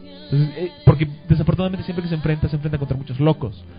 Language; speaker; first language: Spanish; native; Spanish